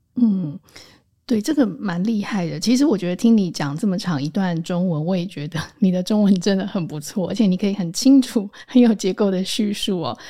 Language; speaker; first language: Chinese; native; Chinese